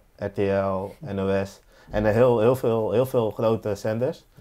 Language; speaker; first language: Dutch; native; Dutch